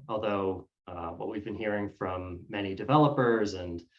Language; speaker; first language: English; native; English